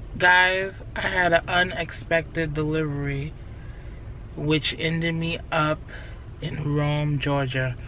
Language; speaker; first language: English; native; English